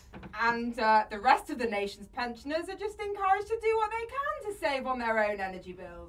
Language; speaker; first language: English; native; English